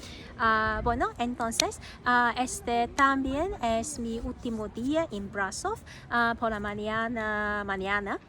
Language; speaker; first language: Spanish; non-native, learner; Cantonese